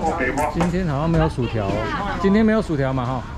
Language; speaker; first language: Chinese; native; Chinese